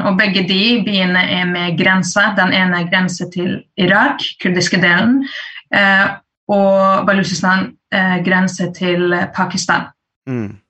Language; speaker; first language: Norwegian; early bilingual, other home language; Persian